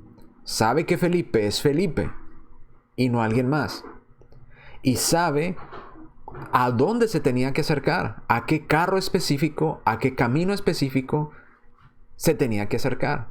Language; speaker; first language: Spanish; native; Spanish